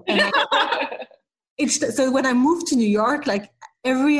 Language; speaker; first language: English; non-native, fluent; French